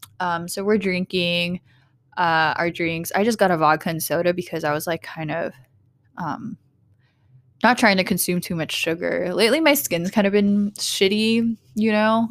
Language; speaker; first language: English; early bilingual, other home language; Vietnamese